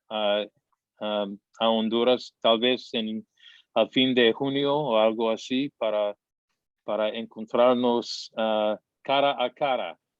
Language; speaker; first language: Spanish; non-native, fluent; English